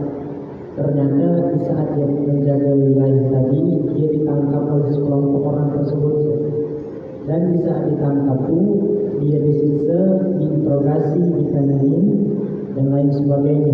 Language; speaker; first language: Indonesian; native; Indonesian